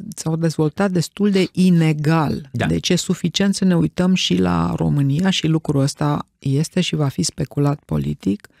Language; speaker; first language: Romanian; native; Romanian